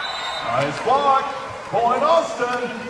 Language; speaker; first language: English; native; English